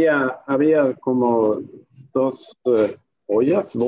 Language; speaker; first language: Spanish; non-native, fluent; Swedish